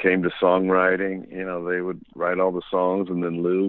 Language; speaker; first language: English; native; English